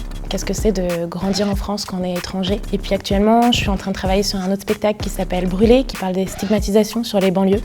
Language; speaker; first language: French; early bilingual, other home language; Arabic